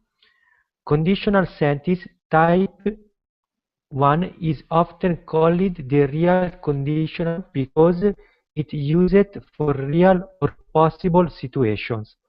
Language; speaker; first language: English; non-native, learner; Italian